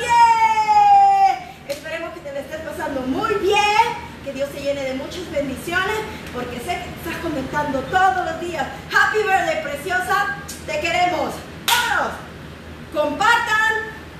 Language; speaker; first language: Spanish; native; Spanish